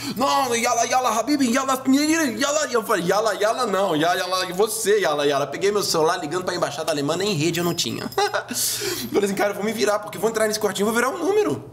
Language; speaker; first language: Portuguese; non-native, fluent; German